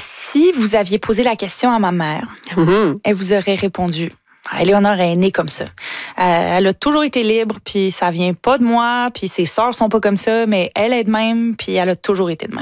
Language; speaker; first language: French; native; French